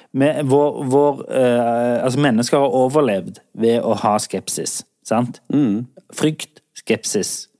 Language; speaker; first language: Norwegian; native; Norwegian